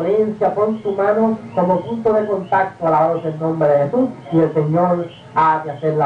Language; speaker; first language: Spanish; native; Spanish